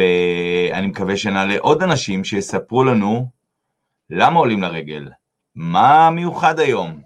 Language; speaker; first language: Hebrew; native; Hebrew